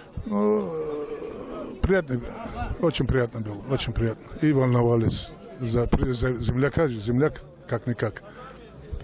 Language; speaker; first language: Russian; non-native, local second language; Avaric